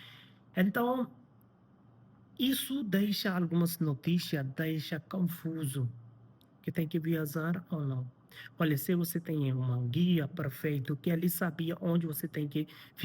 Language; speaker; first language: Portuguese; non-native, learner; Hindi